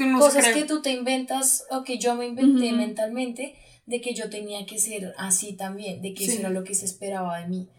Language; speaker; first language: Spanish; native; Spanish